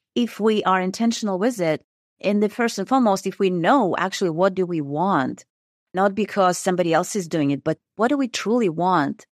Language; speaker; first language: English; non-native, fluent; Russian